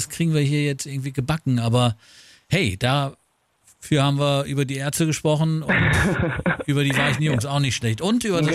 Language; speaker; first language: German; native; German